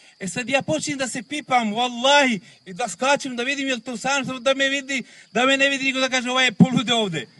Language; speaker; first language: Bosnian; non-native, local second language; Romany